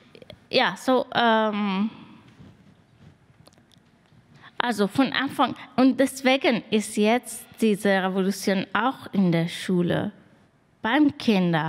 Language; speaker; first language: German; non-native, learner; Persian